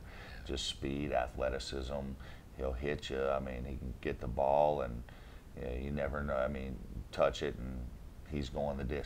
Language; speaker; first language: English; native; English